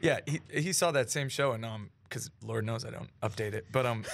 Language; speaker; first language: English; native; English